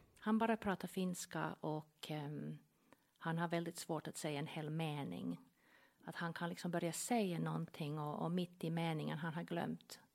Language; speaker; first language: Swedish; non-native, fluent; English